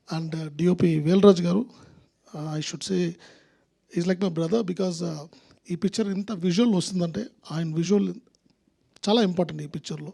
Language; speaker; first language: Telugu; non-native, local second language; Tamil